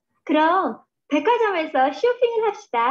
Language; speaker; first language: Korean; non-native, learner; Vietnamese